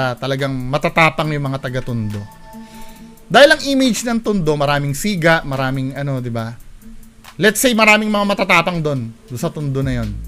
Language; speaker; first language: Filipino; native; Filipino